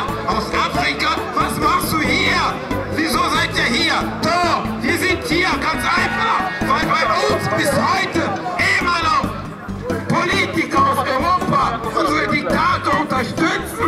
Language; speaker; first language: German; non-native, fluent; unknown